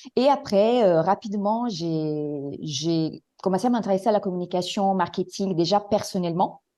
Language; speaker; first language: French; non-native, fluent; Italian